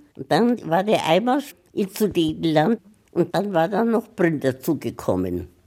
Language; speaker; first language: German; early bilingual, heritage; Czech